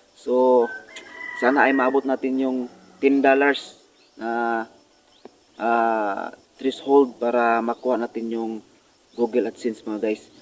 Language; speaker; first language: Filipino; non-native, local second language; Cebuano